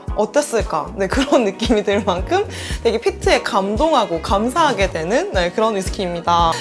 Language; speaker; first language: Korean; native; Korean